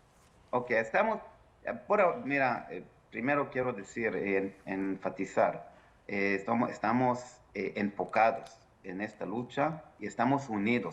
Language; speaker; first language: Spanish; non-native, fluent; Hebrew